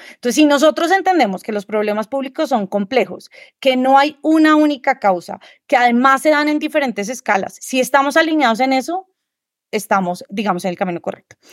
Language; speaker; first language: Spanish; native; Spanish